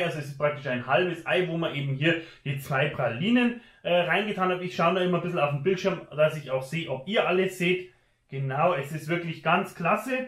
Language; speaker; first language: German; native; German